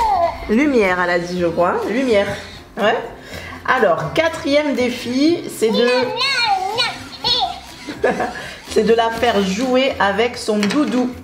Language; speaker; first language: French; native; French